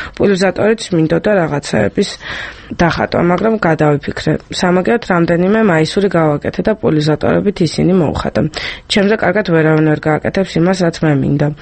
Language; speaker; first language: Georgian; early bilingual, other home language; French